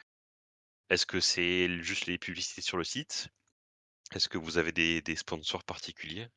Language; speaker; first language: French; native; French